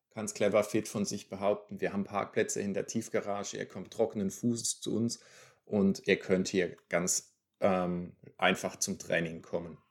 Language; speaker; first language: German; native; German